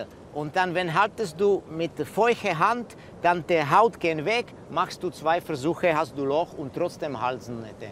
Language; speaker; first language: German; non-native, learner; Czech